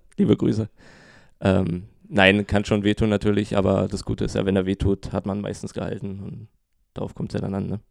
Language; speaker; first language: German; native; German